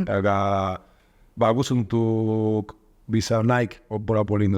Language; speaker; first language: Indonesian; non-native, learner; Spanish